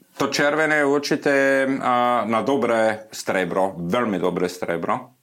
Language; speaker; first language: Slovak; non-native, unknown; German